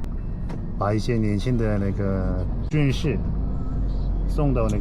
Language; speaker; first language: Chinese; non-native, fluent; Korean